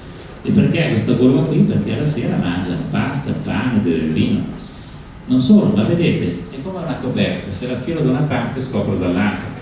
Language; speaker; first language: Italian; native; Italian